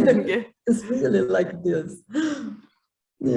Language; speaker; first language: English; non-native, learner; Portuguese